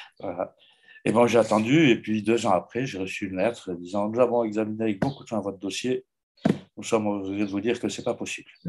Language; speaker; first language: French; native; French